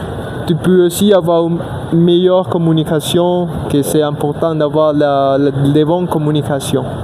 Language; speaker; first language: French; non-native, learner; Spanish